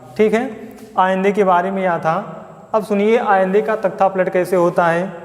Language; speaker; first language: Hindi; native; Hindi